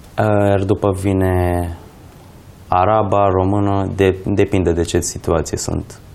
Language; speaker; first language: Romanian; early bilingual, other home language; Arabic